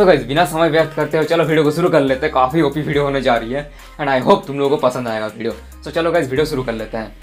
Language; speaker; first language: Hindi; native; Hindi